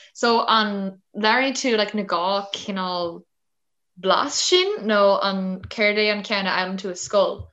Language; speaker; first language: Irish; non-native, local second language; English